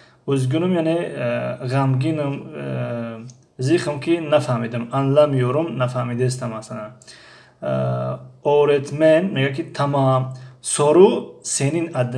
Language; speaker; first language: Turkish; non-native, fluent; Tajik